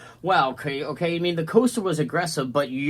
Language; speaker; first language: English; native; English